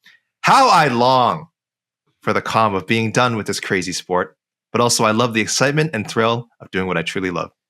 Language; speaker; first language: English; native; English